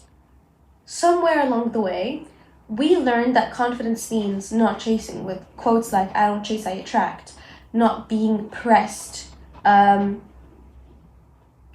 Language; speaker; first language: English; non-native, local second language; Arabic